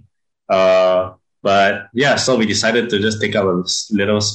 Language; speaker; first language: English; non-native, local second language; Chinese